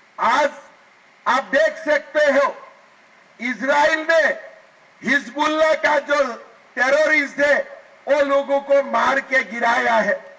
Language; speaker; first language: Hindi; non-native, local second language; Assamese